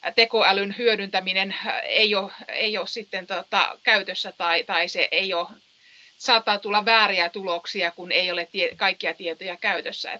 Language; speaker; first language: Finnish; native; Finnish